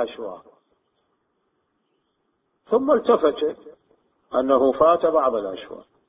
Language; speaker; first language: Arabic; native; Arabic